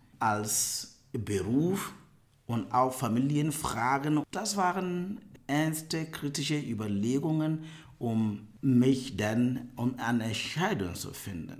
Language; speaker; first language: German; non-native, fluent; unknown